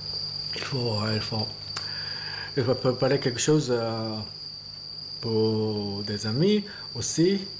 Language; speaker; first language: French; non-native, learner; Japanese